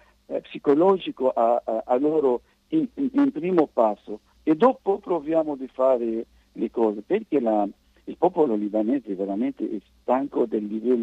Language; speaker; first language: Italian; non-native, fluent; Arabic